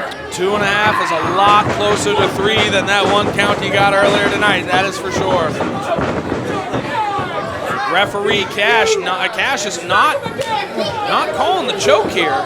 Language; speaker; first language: English; native; English